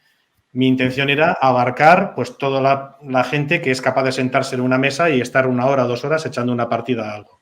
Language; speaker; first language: Spanish; native; Spanish